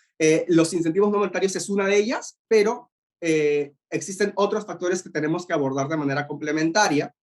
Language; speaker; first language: Spanish; native; Spanish